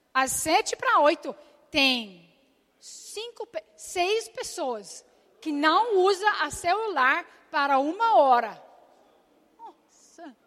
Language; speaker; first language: Portuguese; non-native, learner; English